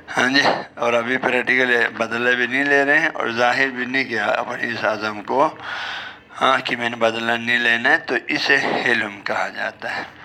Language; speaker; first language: Urdu; non-native, local second language; Balti